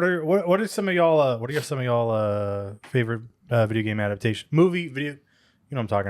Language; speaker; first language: English; native; English